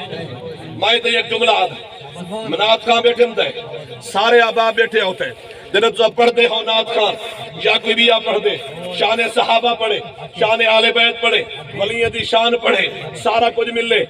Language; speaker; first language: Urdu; non-native, local second language; Saraiki